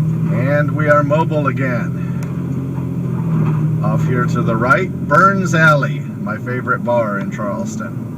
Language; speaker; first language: English; native; English